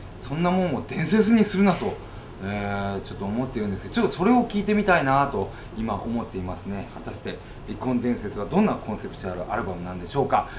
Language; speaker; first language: Japanese; native; Japanese